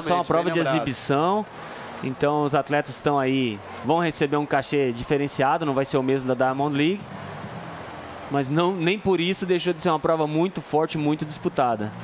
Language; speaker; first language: Portuguese; native; Portuguese